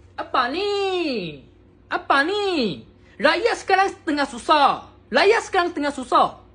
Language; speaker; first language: Malay; non-native, local second language; Chinese